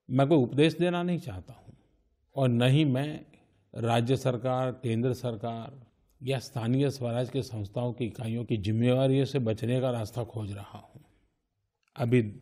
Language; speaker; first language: Hindi; non-native, local second language; Gujarati